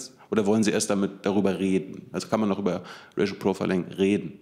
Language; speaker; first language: German; native; German